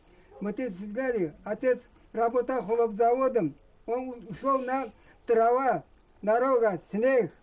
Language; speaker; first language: Russian; non-native, local second language; Crimean Tatar